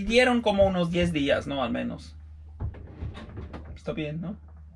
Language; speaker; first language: Spanish; non-native, fluent; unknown